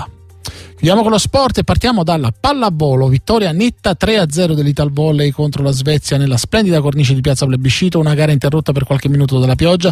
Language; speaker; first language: Italian; native; Italian